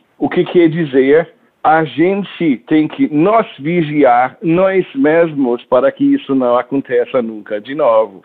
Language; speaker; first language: Portuguese; non-native, fluent; German